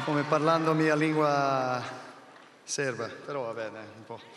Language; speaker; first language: Italian; non-native, learner; Serbian